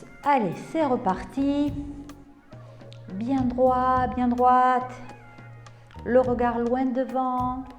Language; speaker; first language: French; native; French